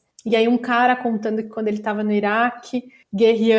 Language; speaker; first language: Portuguese; native; Portuguese